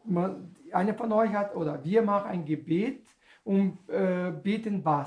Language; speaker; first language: German; non-native, learner; Portuguese